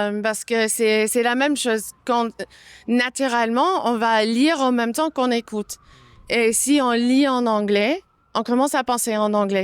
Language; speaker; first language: French; non-native, fluent; English